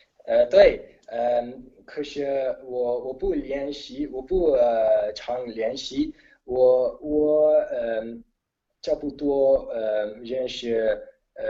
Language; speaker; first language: Chinese; non-native, learner; Italian